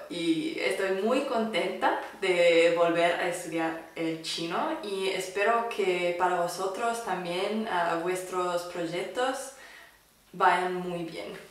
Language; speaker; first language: Spanish; non-native, fluent; English